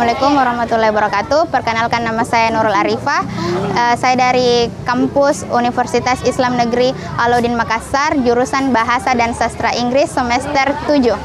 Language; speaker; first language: Indonesian; native; Indonesian